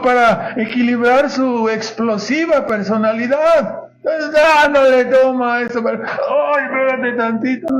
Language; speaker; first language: Spanish; native; Spanish